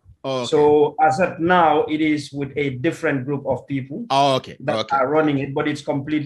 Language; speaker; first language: English; non-native, local second language; Wolof